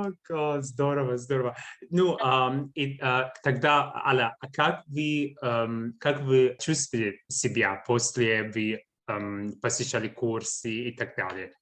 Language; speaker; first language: Russian; non-native, fluent; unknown